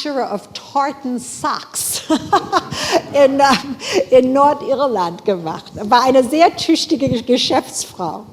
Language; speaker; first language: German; non-native, fluent; English